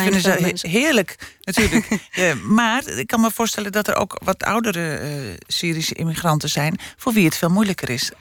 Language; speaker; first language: Dutch; native; Dutch